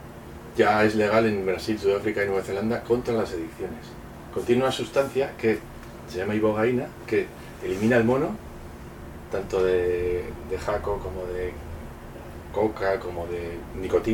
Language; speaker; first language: Spanish; native; Spanish